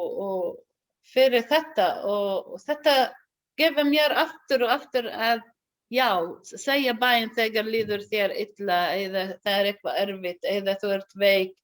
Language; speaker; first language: Icelandic; non-native, learner; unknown